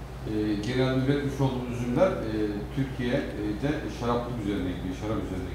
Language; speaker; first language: Turkish; native; Turkish